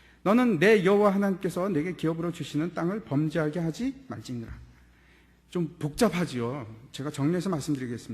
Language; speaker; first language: Korean; native; Korean